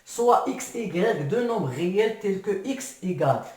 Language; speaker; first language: French; non-native, local second language; Arabic